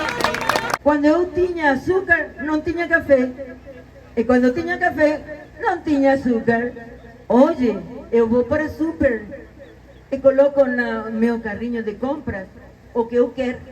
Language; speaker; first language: Portuguese; non-native, fluent; Spanish